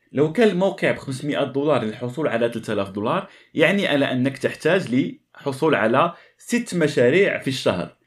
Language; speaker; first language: Arabic; native; Arabic